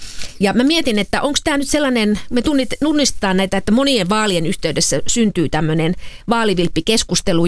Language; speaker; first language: Finnish; native; Finnish